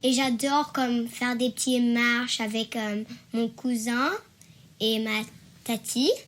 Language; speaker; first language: French; early bilingual, heritage; French